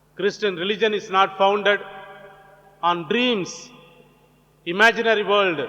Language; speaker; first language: English; non-native, local second language; Gujarati